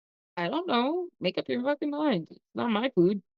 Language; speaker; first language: English; native; English